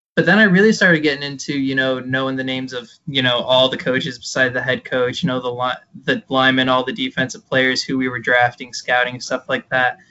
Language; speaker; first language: English; native; English